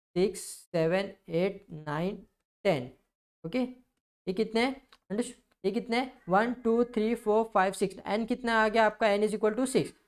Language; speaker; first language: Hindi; non-native, local second language; Marathi